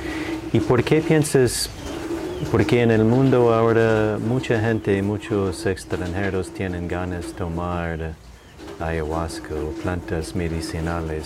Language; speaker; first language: Spanish; non-native, fluent; English